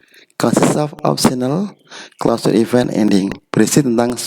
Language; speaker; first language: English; non-native, learner; Indonesian